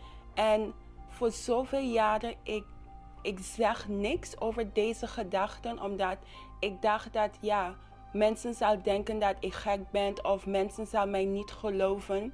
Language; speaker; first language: Dutch; non-native, local second language; English